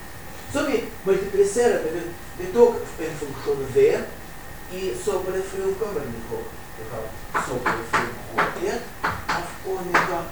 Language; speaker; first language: Swedish; non-native, fluent; Russian